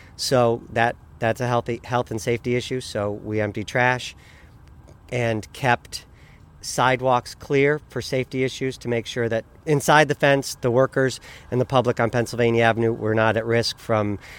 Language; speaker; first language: English; native; English